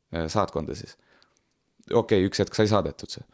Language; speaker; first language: Estonian; non-native, local second language; Russian